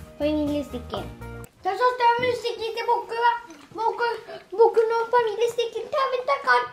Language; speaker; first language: Japanese; early bilingual, heritage; Japanese